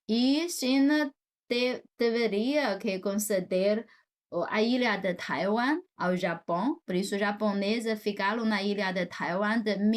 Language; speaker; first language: Portuguese; non-native, fluent; Chinese